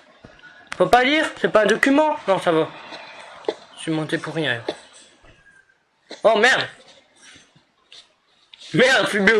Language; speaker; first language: French; native; French